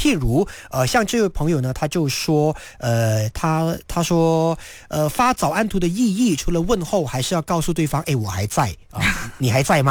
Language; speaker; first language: Chinese; native; Chinese